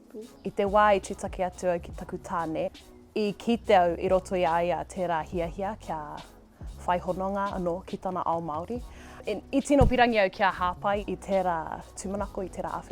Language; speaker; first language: Māori; non-native, local second language; English